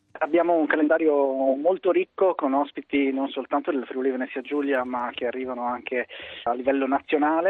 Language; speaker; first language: Italian; native; Italian